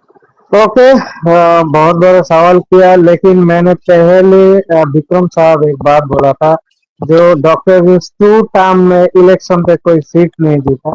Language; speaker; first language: Hindi; non-native, fluent; Bangla